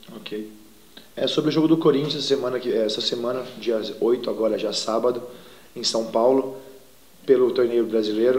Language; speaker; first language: Portuguese; native; Portuguese